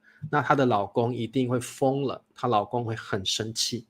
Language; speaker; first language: Chinese; native; Chinese